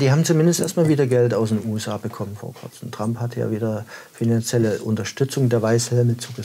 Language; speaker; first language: German; native; German